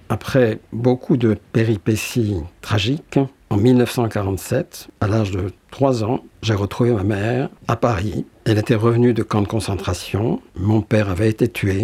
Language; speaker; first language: French; early bilingual, other home language; Polish